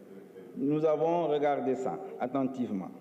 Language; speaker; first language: French; non-native, local second language; Wolof